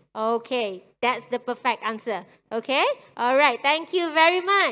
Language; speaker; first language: English; non-native, local second language; Malay